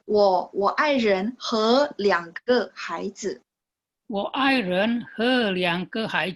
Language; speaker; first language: Chinese; non-native, learner; Indonesian